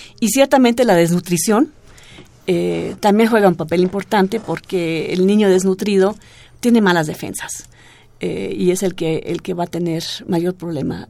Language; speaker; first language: Spanish; non-native, fluent; German